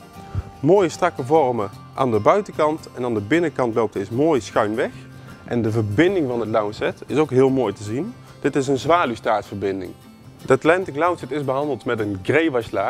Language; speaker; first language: Dutch; native; Dutch